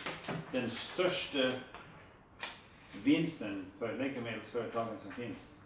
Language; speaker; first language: Swedish; non-native, fluent; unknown